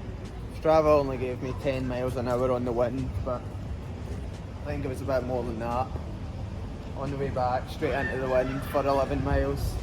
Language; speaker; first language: English; native; English